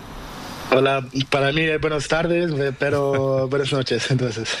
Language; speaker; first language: Spanish; non-native, learner; Portuguese